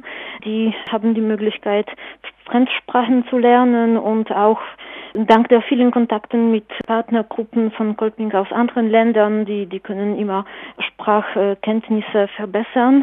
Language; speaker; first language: German; non-native, fluent; Polish